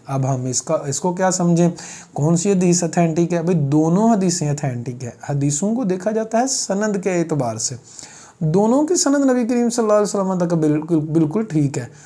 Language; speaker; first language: Urdu; non-native, local second language; Punjabi